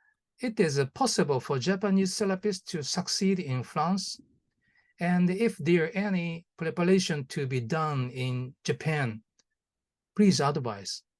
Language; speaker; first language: English; non-native, learner; Japanese